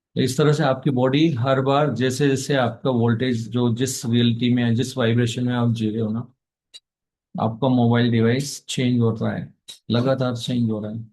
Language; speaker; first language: Hindi; native; Hindi